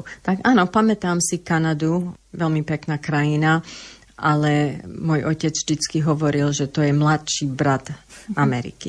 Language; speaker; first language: Slovak; early bilingual, heritage; English